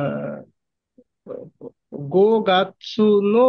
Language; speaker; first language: Japanese; non-native, learner; Bangla